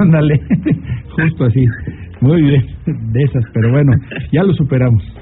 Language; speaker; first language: Spanish; native; Spanish